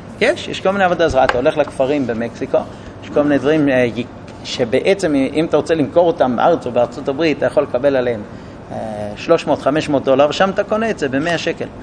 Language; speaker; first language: Hebrew; non-native, fluent; English